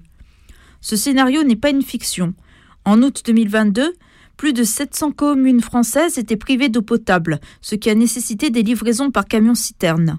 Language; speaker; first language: French; native; French